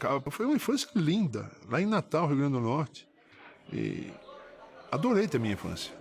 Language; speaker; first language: Portuguese; native; Portuguese